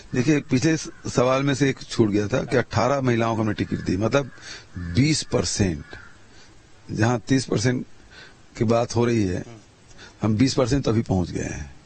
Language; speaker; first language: Hindi; native; Hindi